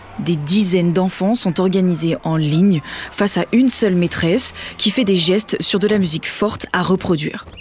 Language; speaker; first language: French; native; French